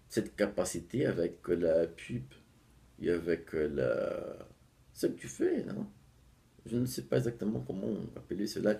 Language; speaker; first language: French; non-native, fluent; Portuguese